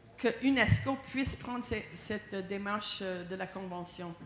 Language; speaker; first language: French; non-native, fluent; English